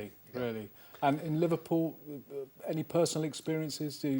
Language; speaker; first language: English; native; English